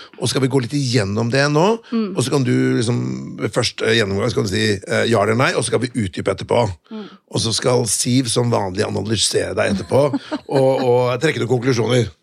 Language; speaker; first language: Norwegian; native; Norwegian